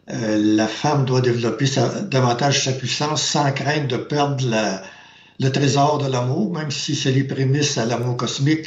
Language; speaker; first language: French; native; French